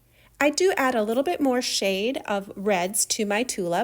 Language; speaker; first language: English; native; English